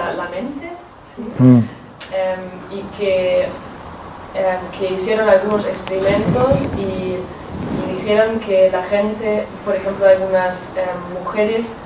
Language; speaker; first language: Spanish; non-native, fluent; German